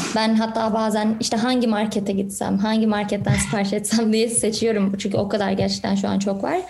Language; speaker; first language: Turkish; early bilingual, heritage; Turkish